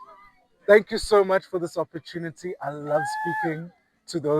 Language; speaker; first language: English; non-native, local second language; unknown